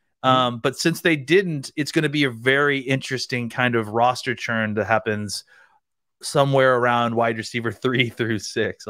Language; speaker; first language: English; native; English